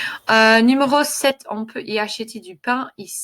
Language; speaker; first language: French; non-native, fluent; English